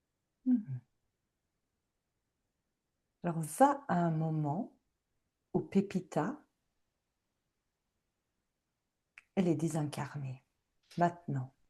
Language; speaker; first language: French; native; French